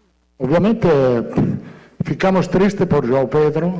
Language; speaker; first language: Portuguese; non-native, fluent; Italian